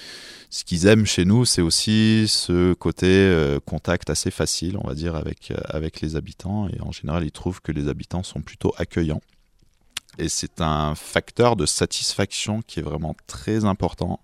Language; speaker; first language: French; native; French